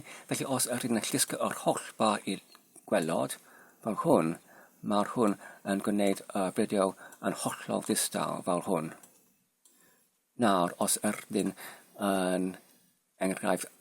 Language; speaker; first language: Welsh; non-native, learner; Polish